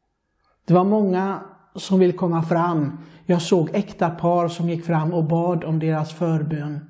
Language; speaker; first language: Swedish; non-native, fluent; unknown